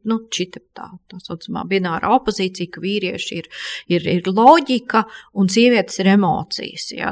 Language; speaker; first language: Latvian; native; Latvian